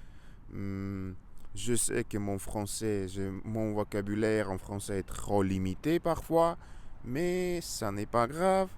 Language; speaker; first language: French; non-native, learner; Russian